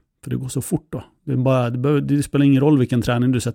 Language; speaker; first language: Swedish; native; Swedish